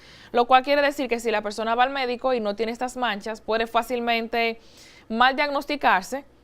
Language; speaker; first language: Spanish; native; Spanish